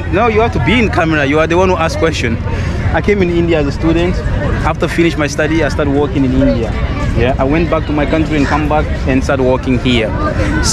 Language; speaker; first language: English; non-native, fluent; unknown